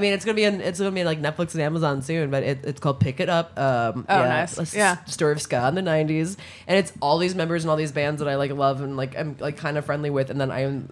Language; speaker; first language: English; native; English